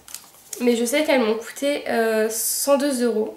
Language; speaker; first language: French; native; French